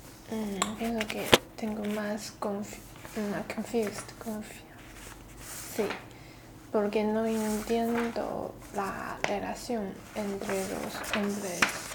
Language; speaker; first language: Spanish; non-native, learner; Chinese